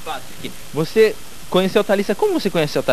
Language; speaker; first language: Portuguese; native; Portuguese